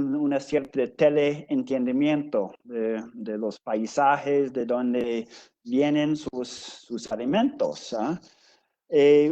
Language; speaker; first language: Spanish; non-native, fluent; English